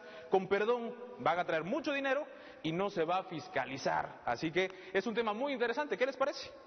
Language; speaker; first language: Spanish; native; Spanish